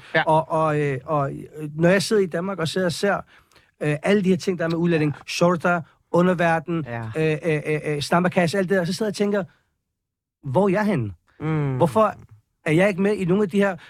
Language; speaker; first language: Danish; early bilingual, other home language; Persian